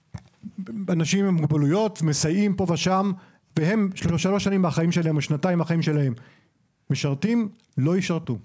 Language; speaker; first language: Hebrew; native; Hebrew